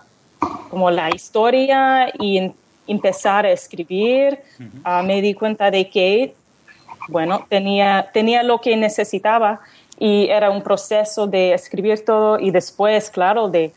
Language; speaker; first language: Spanish; non-native, learner; English